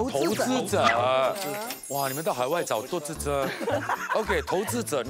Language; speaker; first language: Chinese; native; Chinese